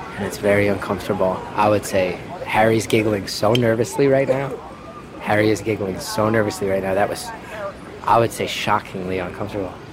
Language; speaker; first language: English; native; English